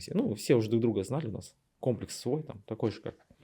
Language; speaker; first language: Russian; native; Russian